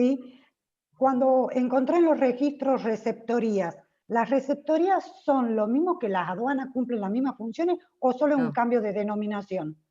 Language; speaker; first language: Spanish; native; Spanish